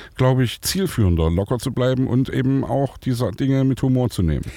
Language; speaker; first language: German; native; German